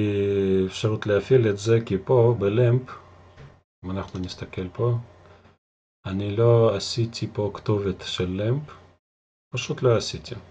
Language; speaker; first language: Hebrew; non-native, fluent; Russian